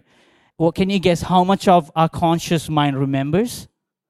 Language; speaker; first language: English; non-native, local second language; Telugu